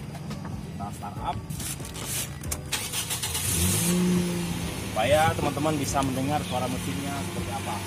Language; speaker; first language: Indonesian; native; Indonesian